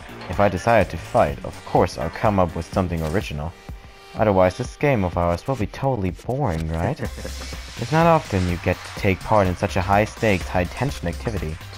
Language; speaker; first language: English; non-native, fluent; German